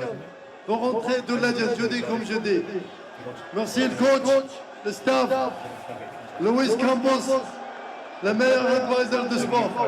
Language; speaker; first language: French; non-native, learner; Arabic